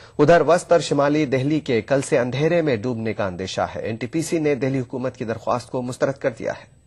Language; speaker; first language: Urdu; native; Urdu